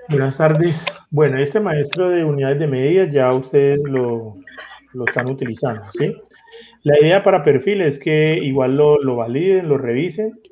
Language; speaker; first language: Spanish; native; Spanish